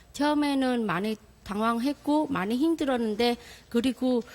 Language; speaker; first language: Korean; non-native, fluent; Vietnamese